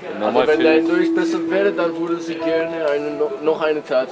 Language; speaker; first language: German; non-native, learner; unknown